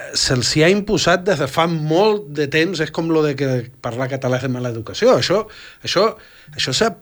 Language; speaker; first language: Catalan; early bilingual, other home language; Spanish